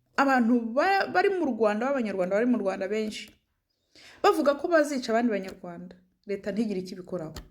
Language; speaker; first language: Kinyarwanda; native; Kinyarwanda